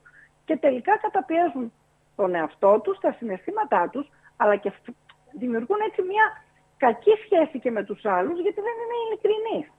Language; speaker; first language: Greek; native; Greek